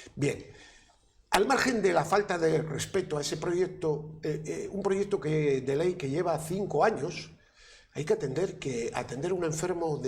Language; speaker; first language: Spanish; native; Spanish